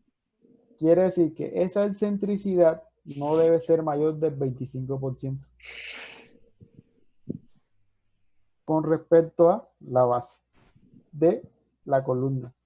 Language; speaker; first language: Spanish; native; Spanish